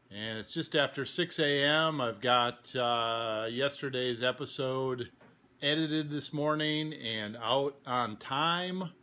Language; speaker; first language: English; native; English